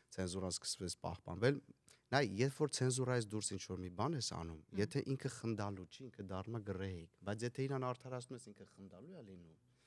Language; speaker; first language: Armenian; native; Armenian